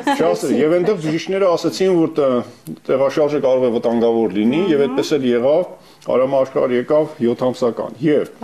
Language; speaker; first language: Armenian; native; Armenian